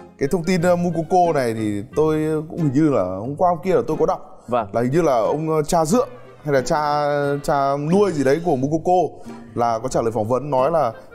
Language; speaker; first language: Vietnamese; native; Vietnamese